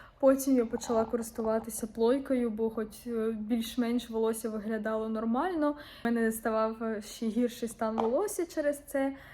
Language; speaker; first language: Ukrainian; native; Ukrainian